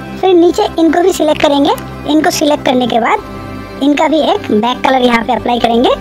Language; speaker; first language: Urdu; native; Urdu